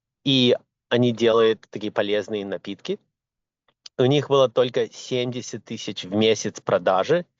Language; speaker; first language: Russian; early bilingual, other home language; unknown